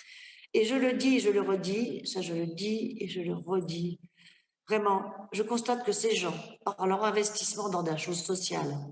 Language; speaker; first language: French; native; French